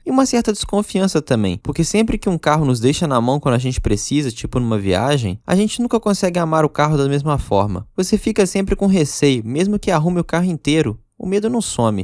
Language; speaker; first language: Portuguese; native; Portuguese